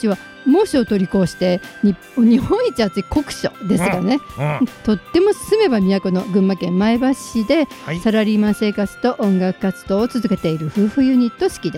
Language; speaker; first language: Japanese; native; Japanese